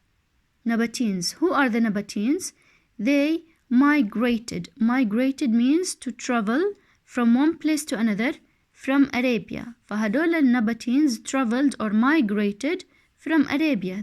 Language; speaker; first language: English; non-native, fluent; Arabic